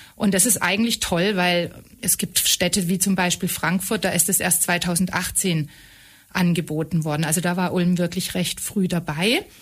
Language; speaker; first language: German; native; German